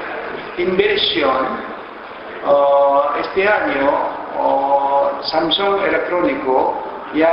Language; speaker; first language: Spanish; non-native, fluent; Korean